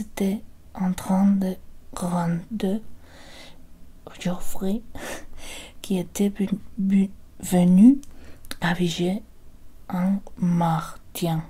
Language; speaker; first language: French; non-native, learner; Spanish